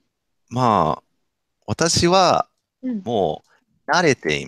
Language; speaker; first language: Japanese; non-native, fluent; English